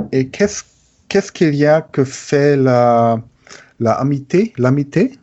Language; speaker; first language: French; non-native, learner; German